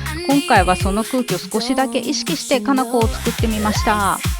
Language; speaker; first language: Japanese; native; Japanese